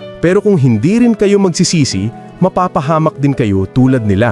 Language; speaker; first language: Filipino; native; Filipino